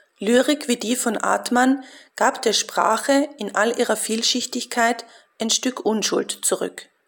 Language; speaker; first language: German; native; German